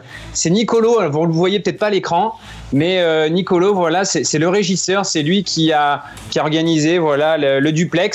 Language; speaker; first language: French; native; French